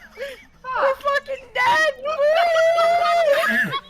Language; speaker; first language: English; native; English